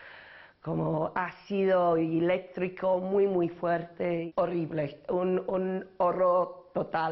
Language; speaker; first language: Spanish; non-native, learner; English